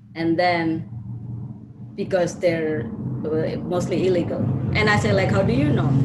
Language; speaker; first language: English; non-native, fluent; Indonesian